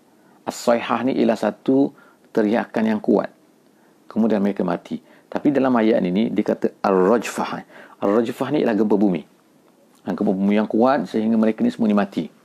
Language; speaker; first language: Malay; native; Malay